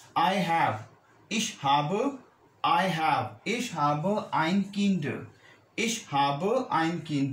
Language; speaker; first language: German; non-native, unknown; Hindi